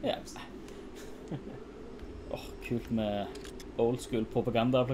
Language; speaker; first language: Norwegian; native; Norwegian